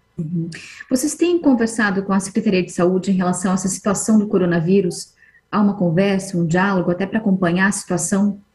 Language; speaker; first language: Portuguese; native; Portuguese